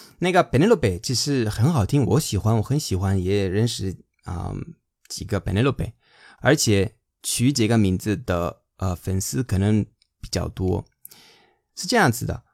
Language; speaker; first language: Chinese; non-native, fluent; Spanish